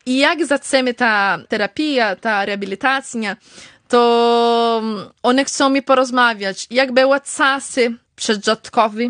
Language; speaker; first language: Polish; early bilingual, heritage; Portuguese